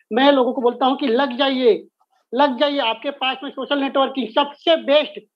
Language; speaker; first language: Hindi; native; Hindi